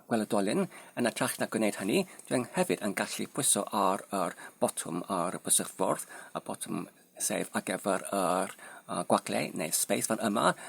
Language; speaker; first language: Welsh; non-native, learner; Polish